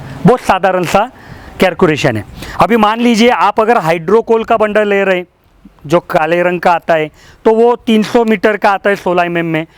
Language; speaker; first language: Hindi; non-native, local second language; Marathi